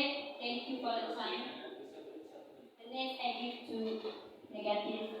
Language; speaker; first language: English; non-native, learner; Indonesian